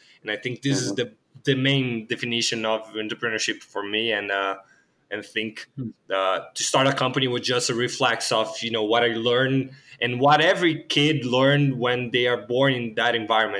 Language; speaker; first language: English; non-native, fluent; Portuguese